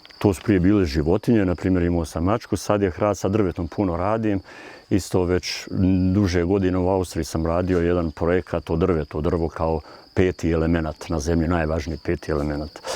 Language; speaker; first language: Bosnian; native; Bosnian